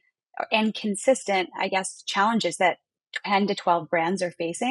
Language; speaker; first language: English; native; English